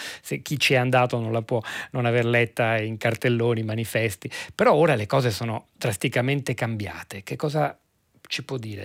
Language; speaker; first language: Italian; native; Italian